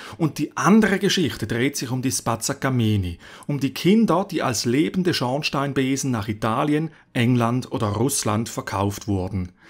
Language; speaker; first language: German; native; German